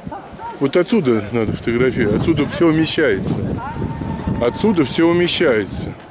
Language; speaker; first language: Russian; native; Russian